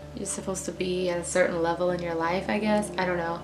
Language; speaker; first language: English; native; English